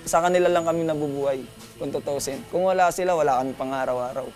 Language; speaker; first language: Filipino; native; Filipino